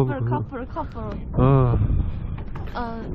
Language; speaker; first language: Korean; non-native, learner; Japanese